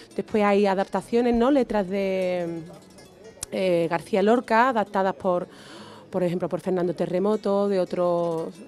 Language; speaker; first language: Spanish; native; Spanish